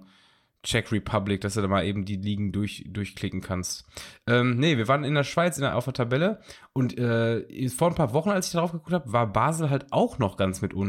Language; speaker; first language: German; native; German